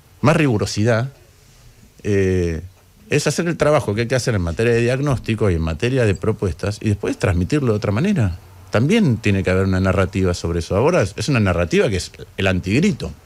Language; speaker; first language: Spanish; native; Spanish